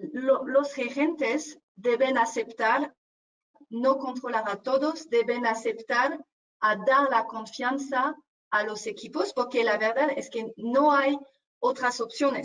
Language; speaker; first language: Spanish; non-native, fluent; French